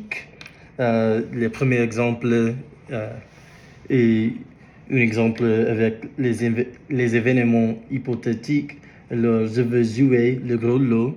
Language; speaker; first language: French; non-native, learner; English